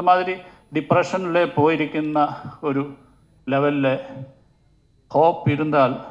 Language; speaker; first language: Tamil; non-native, learner; Malayalam